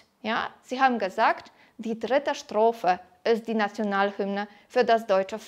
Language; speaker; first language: German; non-native, fluent; Polish